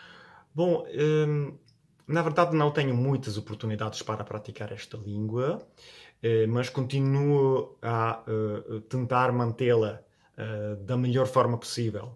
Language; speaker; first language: Portuguese; non-native, fluent; Italian